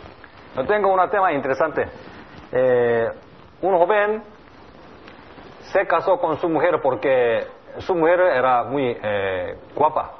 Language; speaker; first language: Spanish; non-native, learner; Korean